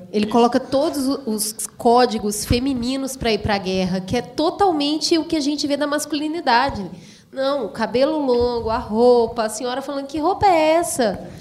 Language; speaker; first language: Portuguese; native; Portuguese